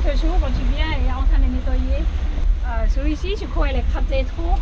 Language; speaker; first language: French; non-native, learner; Thai